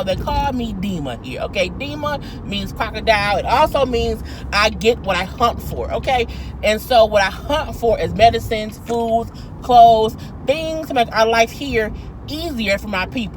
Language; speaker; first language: English; native; English